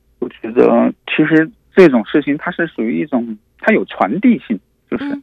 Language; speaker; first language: Chinese; native; Chinese